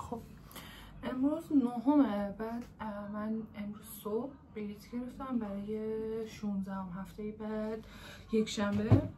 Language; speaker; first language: Persian; native; Persian